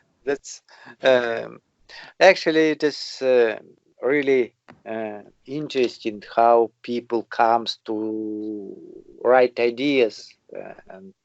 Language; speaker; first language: English; non-native, learner; Russian